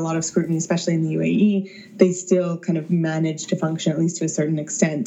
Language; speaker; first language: English; native; English